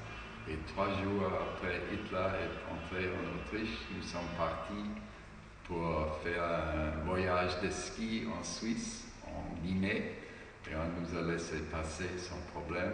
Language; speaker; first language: French; non-native, fluent; German